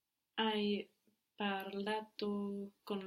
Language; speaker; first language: Italian; non-native, learner; English